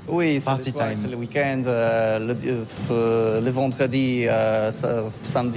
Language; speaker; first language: French; non-native, learner; Polish